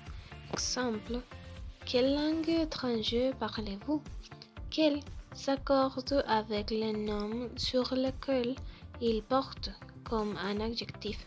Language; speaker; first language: French; non-native, learner; Spanish